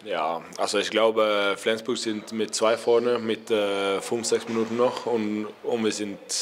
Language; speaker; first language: German; non-native, learner; Norwegian